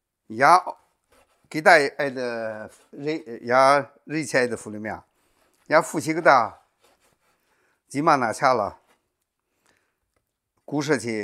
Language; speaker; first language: Russian; non-native, learner; Chinese